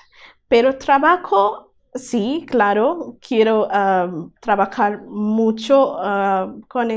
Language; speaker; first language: Spanish; non-native, learner; Bangla